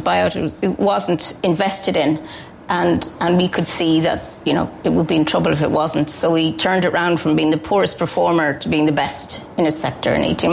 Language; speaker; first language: English; native; English